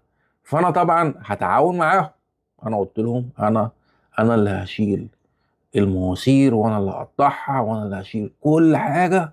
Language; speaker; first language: Arabic; native; Arabic